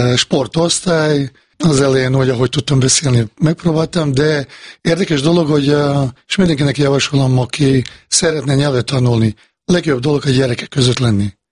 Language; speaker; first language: Hungarian; non-native, fluent; Bosnian